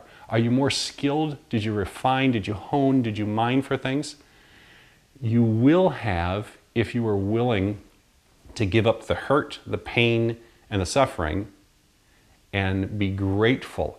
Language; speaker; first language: English; native; English